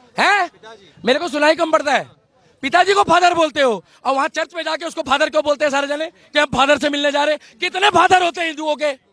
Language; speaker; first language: Hindi; native; Hindi